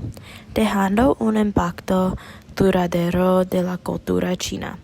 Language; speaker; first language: Spanish; non-native, learner; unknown